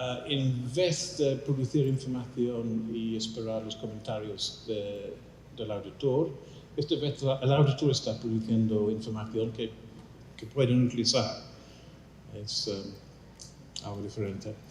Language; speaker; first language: Spanish; non-native, fluent; English